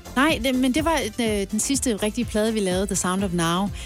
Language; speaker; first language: Danish; native; Danish